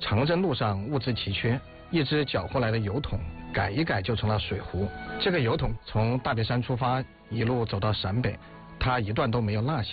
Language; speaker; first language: Chinese; native; Chinese